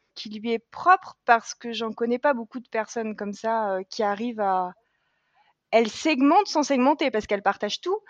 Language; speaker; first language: French; native; French